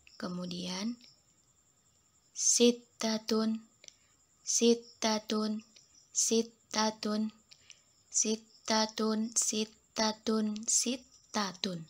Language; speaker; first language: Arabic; non-native, fluent; Indonesian